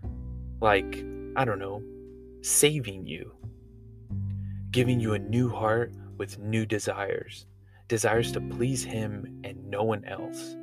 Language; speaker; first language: English; native; English